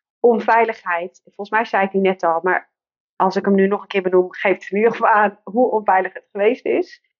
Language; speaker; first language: Dutch; native; Dutch